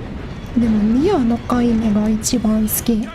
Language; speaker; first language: Japanese; non-native, learner; English